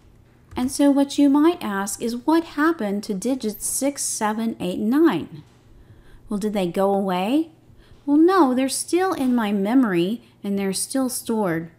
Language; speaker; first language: English; native; English